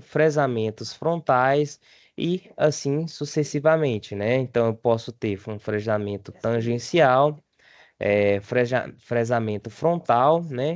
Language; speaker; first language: Portuguese; native; Portuguese